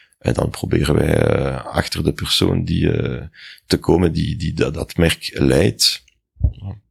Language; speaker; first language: Dutch; non-native, local second language; French